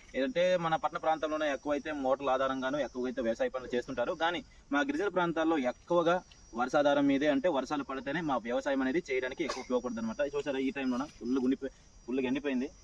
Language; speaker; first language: Telugu; non-native, local second language; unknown